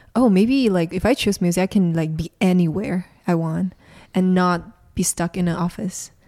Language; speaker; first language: English; non-native, local second language; Chinese